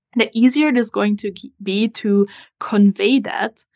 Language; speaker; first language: English; non-native, fluent; Italian